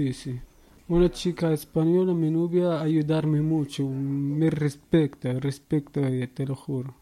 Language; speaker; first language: Spanish; non-native, learner; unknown